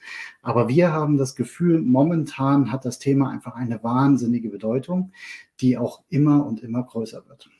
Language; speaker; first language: German; native; German